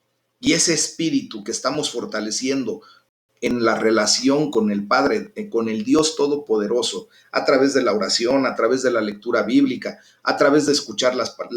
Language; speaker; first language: Spanish; native; Spanish